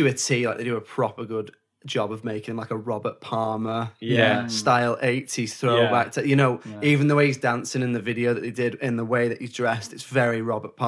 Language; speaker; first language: English; native; English